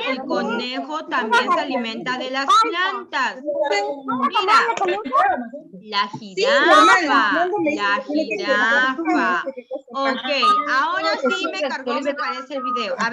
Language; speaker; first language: Spanish; native; Spanish